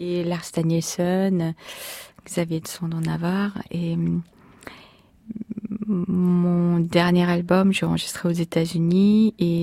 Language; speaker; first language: French; non-native, fluent; Korean